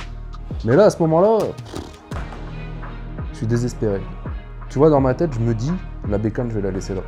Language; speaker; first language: French; native; French